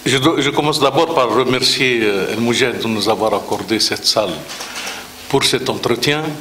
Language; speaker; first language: French; non-native, local second language; Arabic